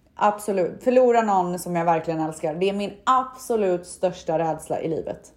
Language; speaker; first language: Swedish; native; Swedish